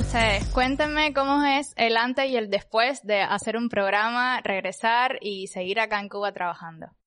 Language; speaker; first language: Spanish; native; Spanish